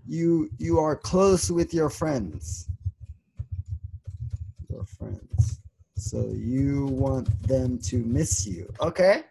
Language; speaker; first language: English; non-native, fluent; Swedish